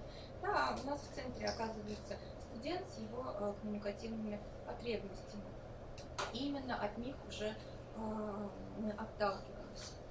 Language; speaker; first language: Russian; native; Russian